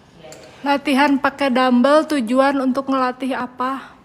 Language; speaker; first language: Indonesian; native; Indonesian